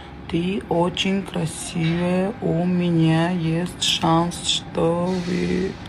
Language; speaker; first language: Russian; non-native, learner; Uzbek